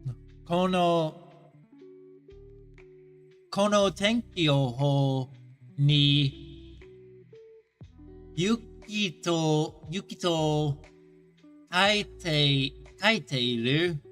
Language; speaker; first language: Japanese; non-native, learner; English